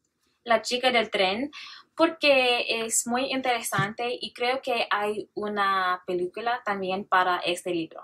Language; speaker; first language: Spanish; non-native, learner; English